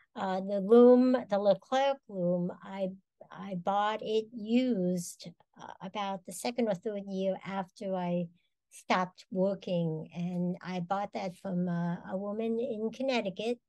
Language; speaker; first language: English; native; English